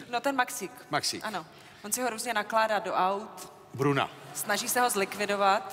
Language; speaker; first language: Czech; native; Czech